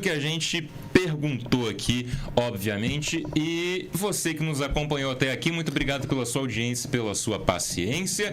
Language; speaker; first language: Portuguese; native; Portuguese